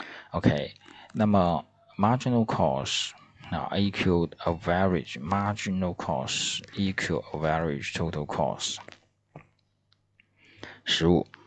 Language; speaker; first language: English; non-native, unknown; Chinese